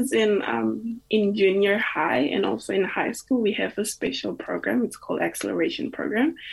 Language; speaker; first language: English; non-native, fluent; Indonesian